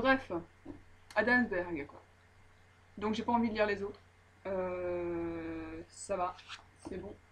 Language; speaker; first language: French; native; French